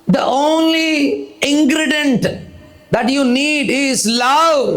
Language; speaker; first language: English; non-native, local second language; Telugu